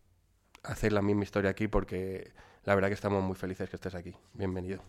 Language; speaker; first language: Spanish; native; Spanish